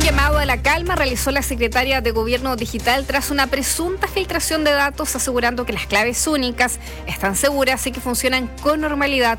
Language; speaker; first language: Spanish; native; Spanish